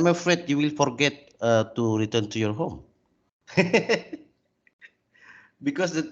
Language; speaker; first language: English; non-native, learner; Indonesian